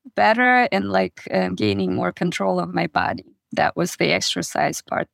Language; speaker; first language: English; non-native, fluent; Russian